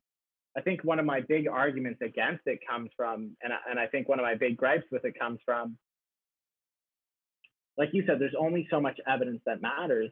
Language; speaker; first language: English; native; English